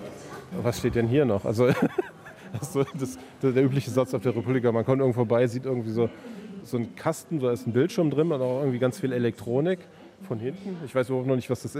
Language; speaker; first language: German; native; German